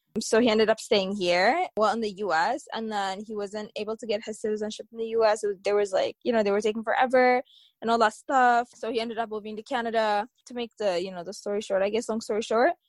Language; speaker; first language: English; early bilingual, other home language; Tigrinya